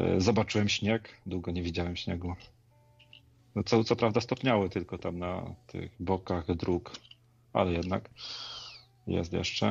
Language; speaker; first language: Polish; native; Polish